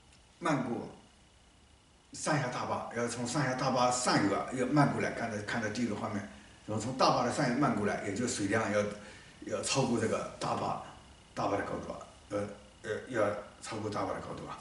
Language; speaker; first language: Chinese; native; Chinese